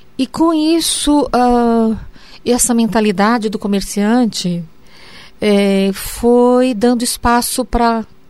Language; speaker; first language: Portuguese; early bilingual, other home language; Japanese